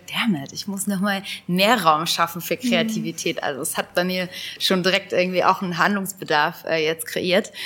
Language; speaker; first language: German; native; German